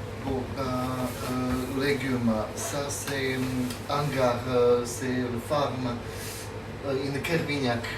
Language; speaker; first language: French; non-native, learner; Slovak